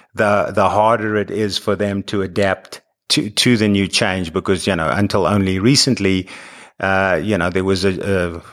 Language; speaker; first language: English; native; English